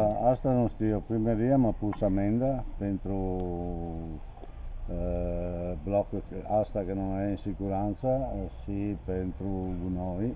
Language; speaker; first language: Romanian; non-native, learner; Italian